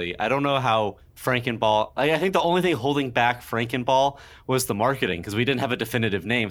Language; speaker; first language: English; native; English